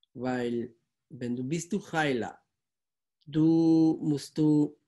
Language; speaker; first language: German; non-native, fluent; Spanish